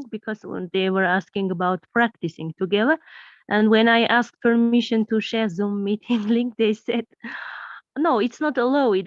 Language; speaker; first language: English; non-native, learner; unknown